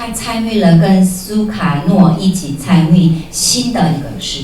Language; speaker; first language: Chinese; native; Chinese